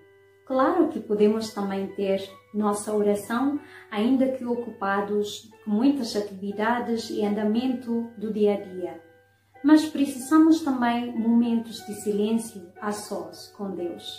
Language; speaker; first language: Portuguese; non-native, fluent; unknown